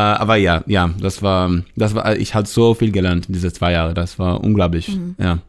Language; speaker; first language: German; non-native, learner; Hebrew